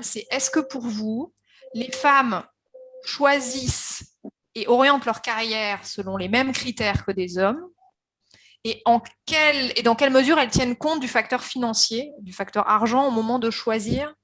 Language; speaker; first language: French; native; French